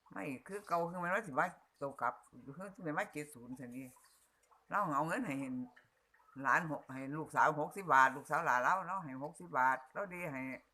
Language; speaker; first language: Thai; native; Thai